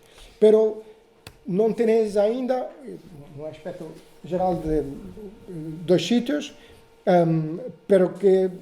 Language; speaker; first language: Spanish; non-native, learner; Portuguese